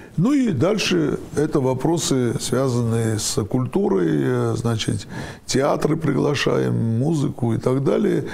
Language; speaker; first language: Russian; non-native, local second language; Armenian